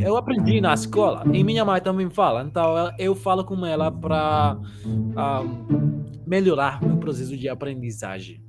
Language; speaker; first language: Portuguese; non-native, learner; Spanish